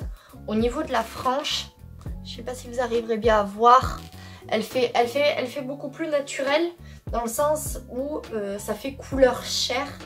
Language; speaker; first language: French; native; French